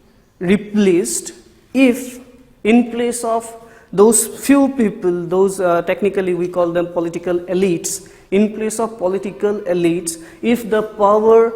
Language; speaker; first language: English; non-native, local second language; Assamese